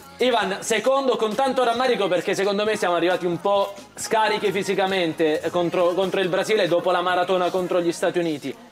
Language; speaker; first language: Italian; native; Italian